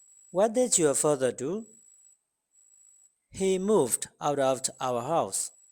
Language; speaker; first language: English; non-native, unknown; Burmese